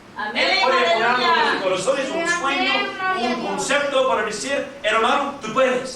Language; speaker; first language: Spanish; non-native, fluent; English